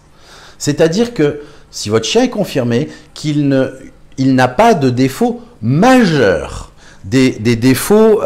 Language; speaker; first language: French; native; French